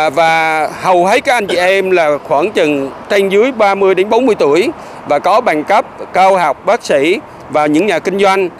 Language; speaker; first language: Vietnamese; native; Vietnamese